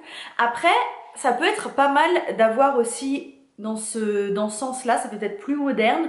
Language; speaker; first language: French; native; French